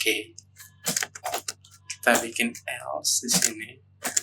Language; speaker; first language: Indonesian; native; Indonesian